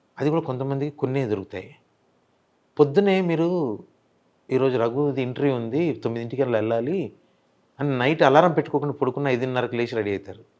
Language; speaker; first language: Telugu; native; Telugu